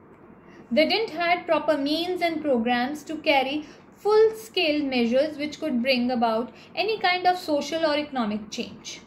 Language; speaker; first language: English; non-native, local second language; Hindi